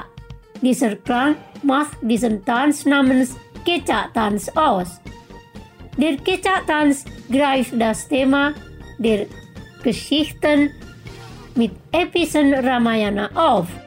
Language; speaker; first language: German; non-native, fluent; Indonesian